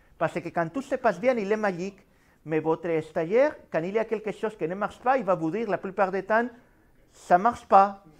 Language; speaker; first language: French; non-native, fluent; Spanish